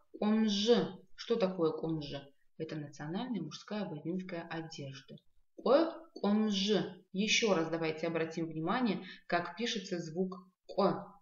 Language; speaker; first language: Russian; non-native, local second language; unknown